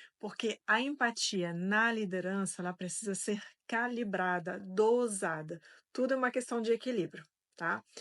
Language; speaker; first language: Portuguese; non-native, fluent; French